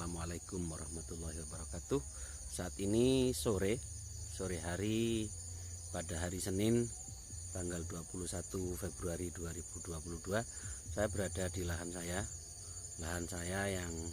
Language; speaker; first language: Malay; non-native, local second language; Javanese